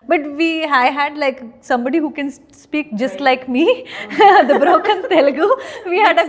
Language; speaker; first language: Telugu; non-native, learner; Kannada